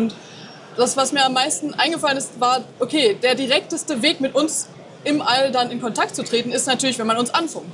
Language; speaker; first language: German; native; German